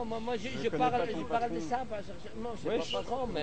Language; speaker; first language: French; non-native, learner; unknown